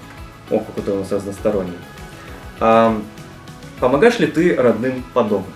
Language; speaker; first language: Russian; native; Russian